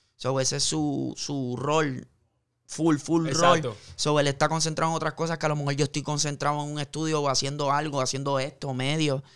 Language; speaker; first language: Spanish; native; Spanish